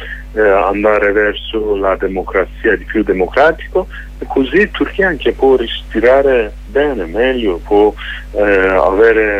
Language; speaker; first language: Italian; non-native, fluent; Kurdish